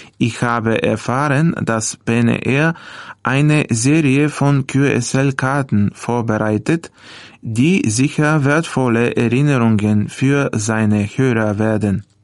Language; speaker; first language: German; non-native, fluent; Bulgarian